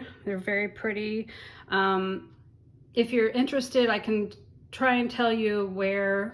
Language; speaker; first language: English; native; English